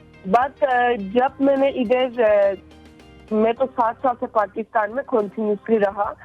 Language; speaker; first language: Hindi; non-native, fluent; Turkish